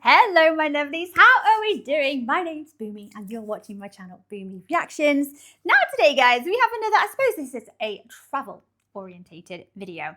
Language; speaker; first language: English; native; English